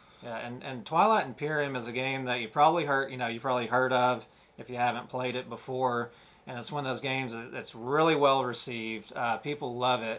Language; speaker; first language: English; native; English